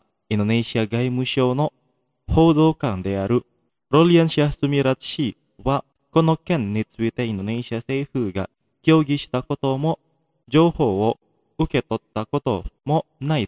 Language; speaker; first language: Japanese; non-native, fluent; Indonesian